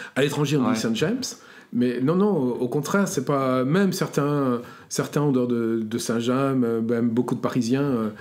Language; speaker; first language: French; native; French